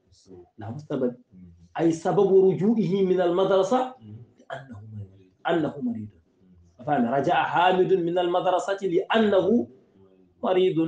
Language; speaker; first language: Arabic; non-native, fluent; Wolof